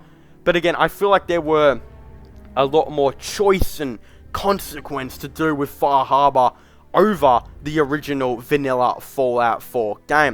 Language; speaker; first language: English; native; English